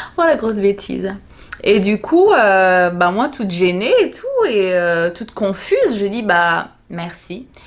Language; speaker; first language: French; native; French